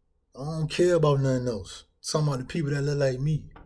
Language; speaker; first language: English; native; English